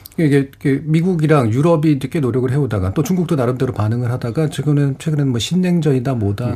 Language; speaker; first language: Korean; native; Korean